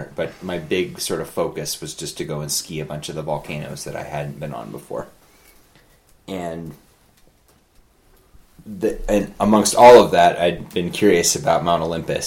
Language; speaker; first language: English; native; English